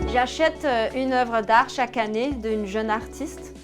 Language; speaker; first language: French; non-native, fluent; Danish